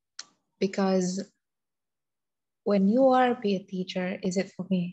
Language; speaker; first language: English; non-native, learner; Indonesian